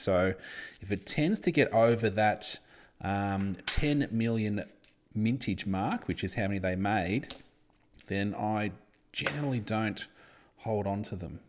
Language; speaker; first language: English; native; English